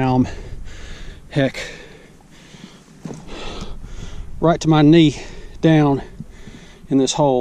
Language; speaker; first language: English; native; English